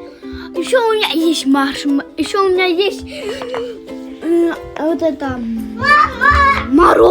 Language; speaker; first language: Russian; non-native, local second language; Kazakh